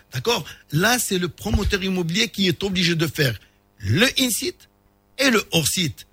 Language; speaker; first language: French; non-native, local second language; Arabic